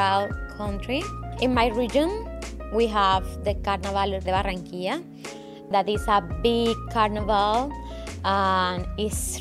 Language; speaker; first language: English; non-native, learner; Spanish